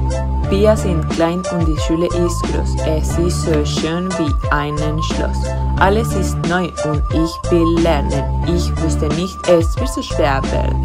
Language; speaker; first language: German; non-native, learner; Spanish